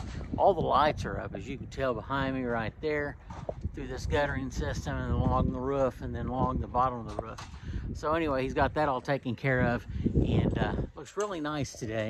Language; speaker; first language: English; native; English